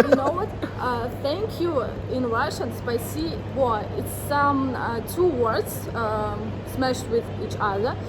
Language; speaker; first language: English; non-native, learner; Russian